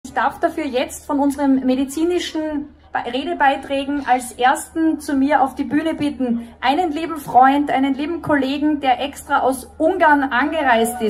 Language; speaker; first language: German; native; German